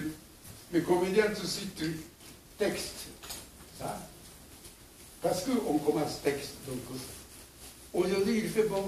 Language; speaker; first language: French; non-native, learner; Japanese